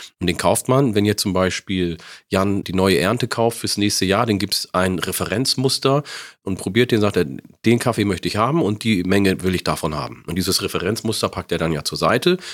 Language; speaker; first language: German; early bilingual, other home language; Oromo